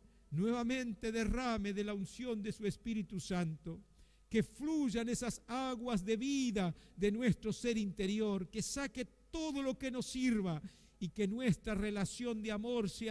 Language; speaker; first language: Spanish; native; Spanish